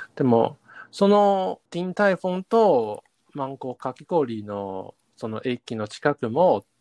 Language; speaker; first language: Japanese; non-native, learner; Chinese